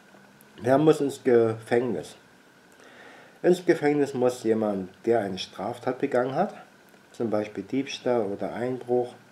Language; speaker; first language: German; native; German